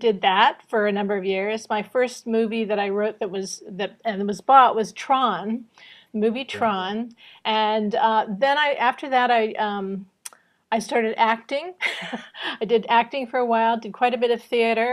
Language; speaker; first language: English; native; English